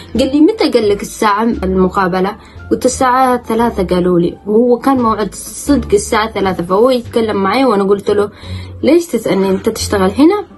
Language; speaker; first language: Arabic; native; Arabic